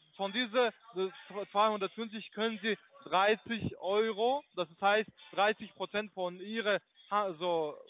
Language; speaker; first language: German; non-native, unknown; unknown